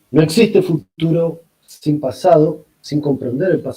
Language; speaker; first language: Spanish; non-native, learner; Portuguese